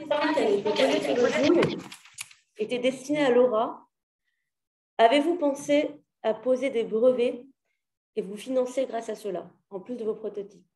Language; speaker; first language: French; native; French